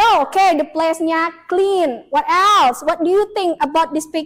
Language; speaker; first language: English; non-native, fluent; Indonesian